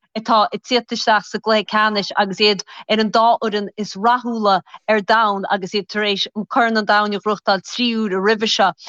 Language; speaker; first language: Irish; native; Irish